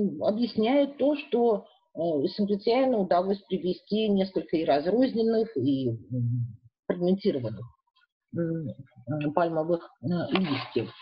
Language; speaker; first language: Russian; native; Russian